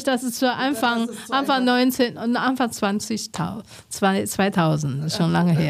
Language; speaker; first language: German; non-native, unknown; Chinese